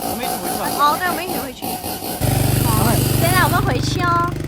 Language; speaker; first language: Chinese; non-native, learner; Vietnamese